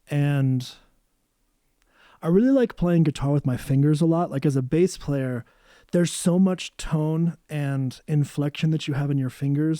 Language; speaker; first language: English; native; English